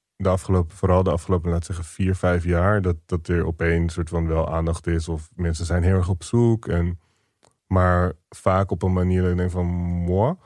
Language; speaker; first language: Dutch; native; Dutch